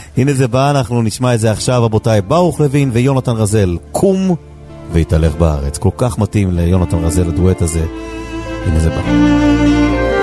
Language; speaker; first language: Hebrew; native; Hebrew